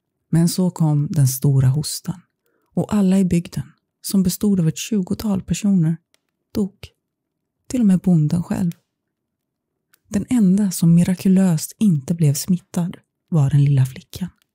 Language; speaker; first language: Swedish; native; Swedish